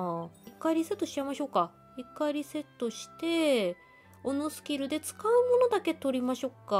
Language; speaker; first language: Japanese; native; Japanese